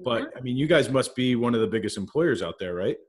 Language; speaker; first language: English; native; English